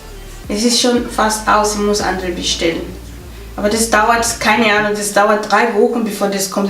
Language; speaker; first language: German; non-native, fluent; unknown